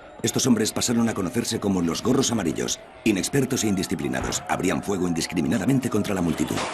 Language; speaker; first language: Spanish; native; Spanish